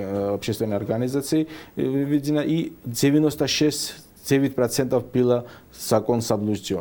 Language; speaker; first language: Russian; non-native, fluent; Georgian